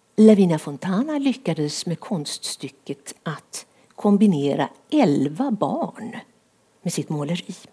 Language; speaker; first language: Swedish; native; Swedish